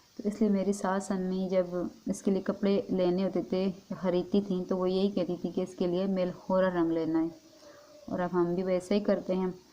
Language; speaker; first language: Urdu; non-native, local second language; Northern Hindko